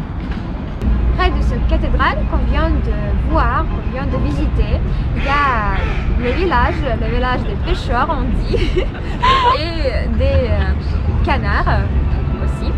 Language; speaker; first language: French; non-native, fluent; Russian